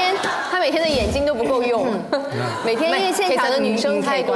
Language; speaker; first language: Chinese; native; Chinese